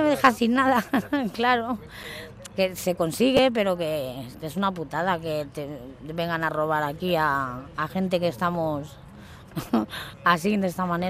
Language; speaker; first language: Spanish; native; Spanish